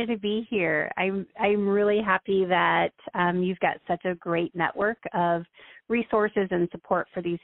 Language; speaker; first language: English; native; English